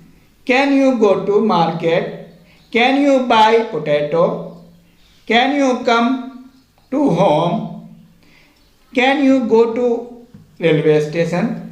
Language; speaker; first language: English; non-native, local second language; Hindi